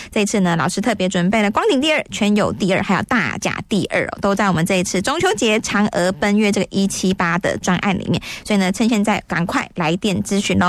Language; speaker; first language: Chinese; native; Chinese